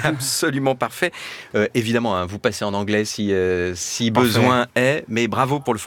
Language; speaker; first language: French; native; French